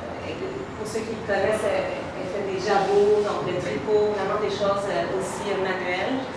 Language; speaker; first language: French; native; French